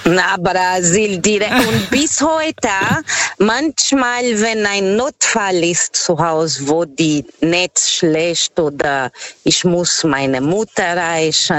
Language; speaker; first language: German; non-native, fluent; Portuguese